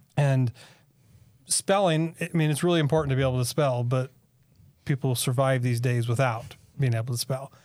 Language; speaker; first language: English; native; English